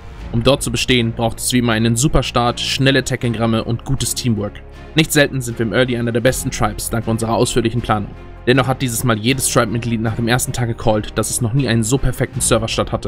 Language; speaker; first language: German; native; German